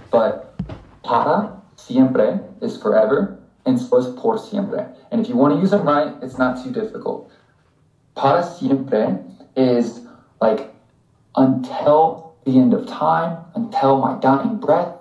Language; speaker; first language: English; native; English